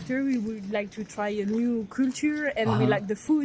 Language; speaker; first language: English; non-native, learner; French